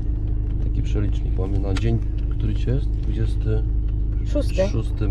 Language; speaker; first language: Polish; native; Polish